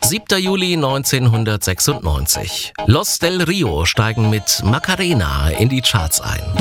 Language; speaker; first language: German; native; German